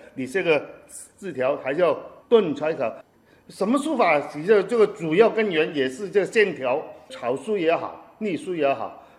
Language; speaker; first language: Chinese; non-native, fluent; Cantonese